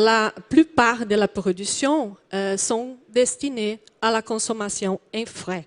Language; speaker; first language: French; non-native, learner; Portuguese